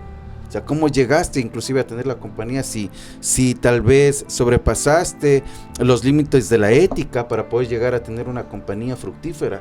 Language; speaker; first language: Spanish; native; Spanish